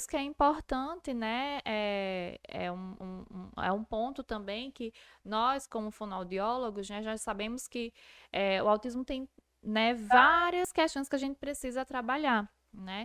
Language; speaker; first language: Portuguese; native; Portuguese